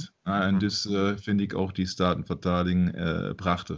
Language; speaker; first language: Dutch; non-native, local second language; German